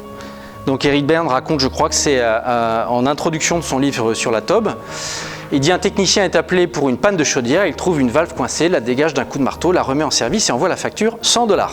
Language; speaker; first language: French; native; French